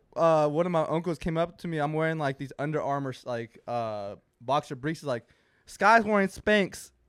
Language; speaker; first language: English; native; English